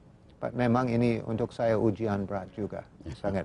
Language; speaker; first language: Indonesian; non-native, fluent; English